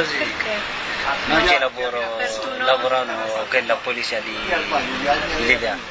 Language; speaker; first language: Italian; non-native, learner; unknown